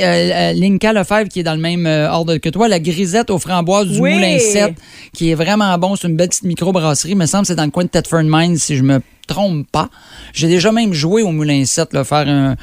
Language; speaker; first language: French; native; French